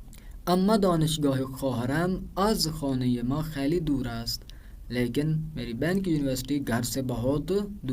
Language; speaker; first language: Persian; non-native, fluent; Urdu